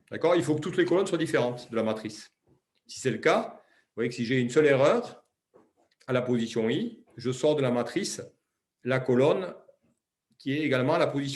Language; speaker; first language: French; native; French